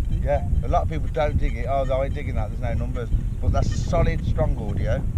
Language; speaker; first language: English; native; English